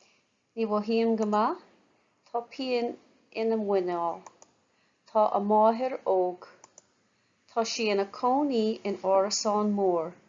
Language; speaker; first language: Irish; non-native, local second language; English